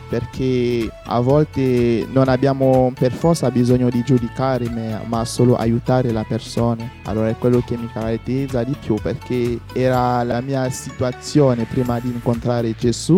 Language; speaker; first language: Italian; non-native, fluent; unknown